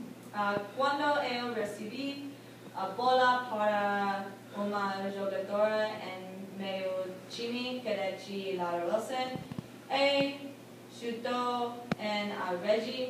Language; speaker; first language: Portuguese; non-native, learner; English